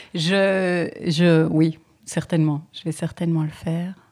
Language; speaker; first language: French; native; French